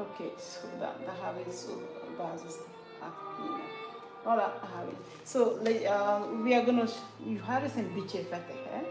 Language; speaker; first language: Dutch; non-native, learner; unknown